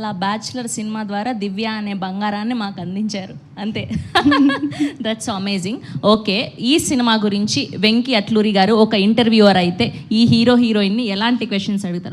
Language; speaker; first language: Telugu; native; Telugu